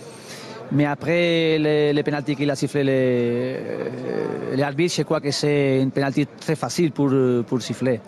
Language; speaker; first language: French; non-native, learner; Spanish